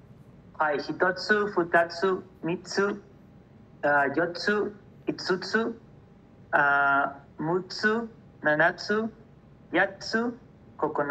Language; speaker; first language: Japanese; non-native, learner; Spanish